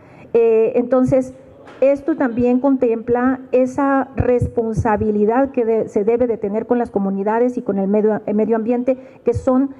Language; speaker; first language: Spanish; native; Spanish